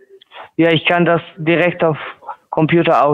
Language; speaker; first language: German; non-native, learner; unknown